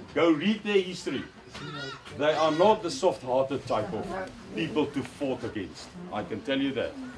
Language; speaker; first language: English; non-native, local second language; Afrikaans